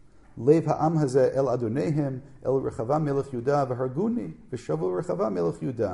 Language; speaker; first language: Hebrew; non-native, fluent; English